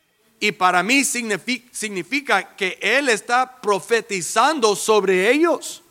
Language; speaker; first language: Spanish; early bilingual, heritage; English